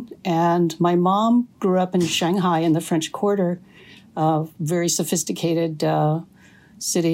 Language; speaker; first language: English; native; English